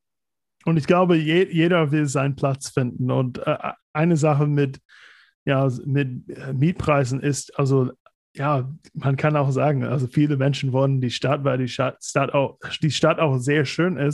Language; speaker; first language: German; non-native, fluent; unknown